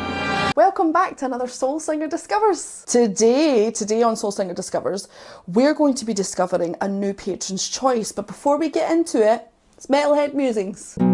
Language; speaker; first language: English; native; English